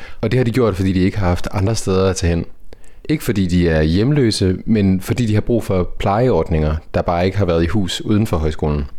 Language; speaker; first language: Danish; native; Danish